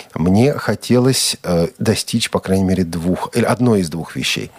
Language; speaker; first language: Russian; native; Russian